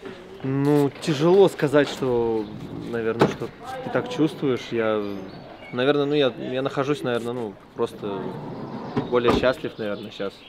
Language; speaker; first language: Russian; native; Russian